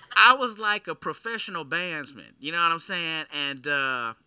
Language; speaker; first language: English; native; English